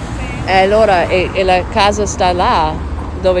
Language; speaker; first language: Italian; non-native, learner; English